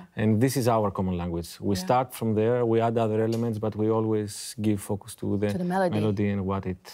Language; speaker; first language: English; non-native, fluent; Greek